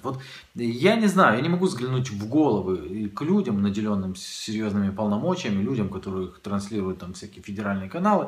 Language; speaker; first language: Russian; native; Russian